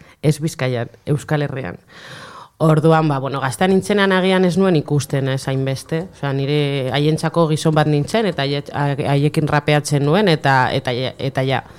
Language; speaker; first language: Basque; non-native, local second language; Spanish